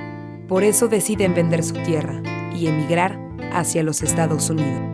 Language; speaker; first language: Spanish; native; Spanish